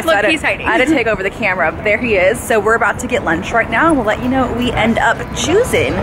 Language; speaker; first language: English; native; English